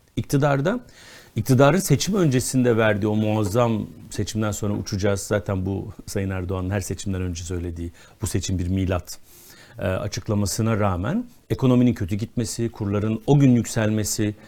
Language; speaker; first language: Turkish; native; Turkish